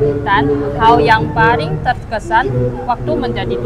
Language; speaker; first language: Indonesian; non-native, fluent; Chinese